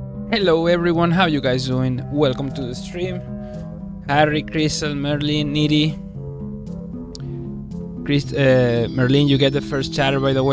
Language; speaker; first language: English; early bilingual, other home language; Spanish